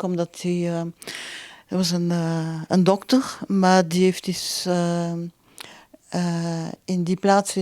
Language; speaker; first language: Dutch; non-native, local second language; French